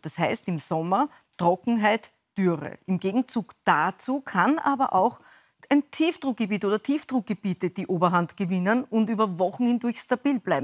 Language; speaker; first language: German; native; German